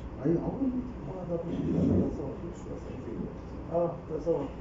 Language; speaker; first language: Arabic; non-native, learner; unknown